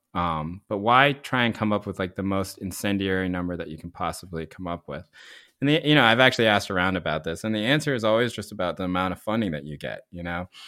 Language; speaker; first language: English; early bilingual, other home language; Korean